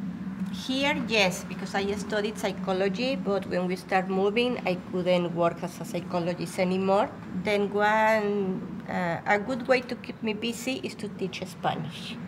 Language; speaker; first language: English; non-native, learner; Spanish